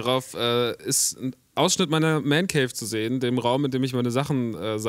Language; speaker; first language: German; native; German